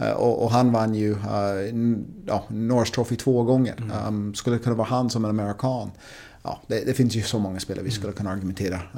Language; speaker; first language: Swedish; non-native, fluent; English